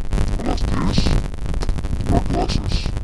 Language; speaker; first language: Spanish; non-native, fluent; English